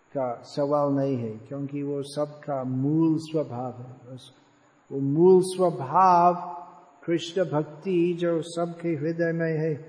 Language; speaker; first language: Hindi; non-native, fluent; English